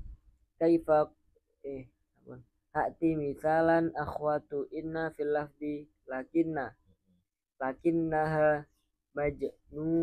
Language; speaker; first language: Arabic; non-native, learner; Indonesian